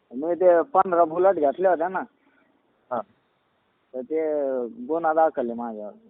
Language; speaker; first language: Marathi; native; Marathi